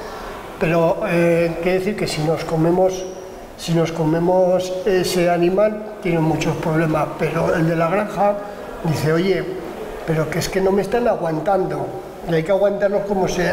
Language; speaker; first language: Spanish; native; Spanish